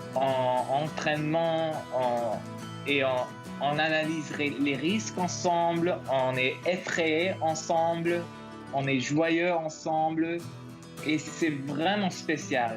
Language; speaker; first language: French; non-native, local second language; English